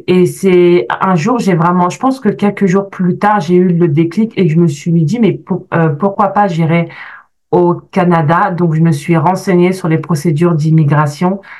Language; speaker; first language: French; native; French